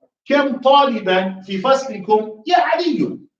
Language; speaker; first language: Arabic; non-native, fluent; English